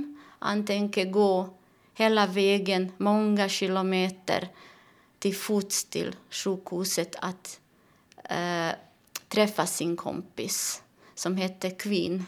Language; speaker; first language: Swedish; non-native, learner; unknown